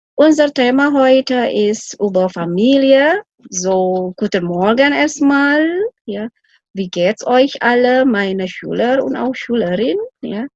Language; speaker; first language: German; non-native, fluent; Indonesian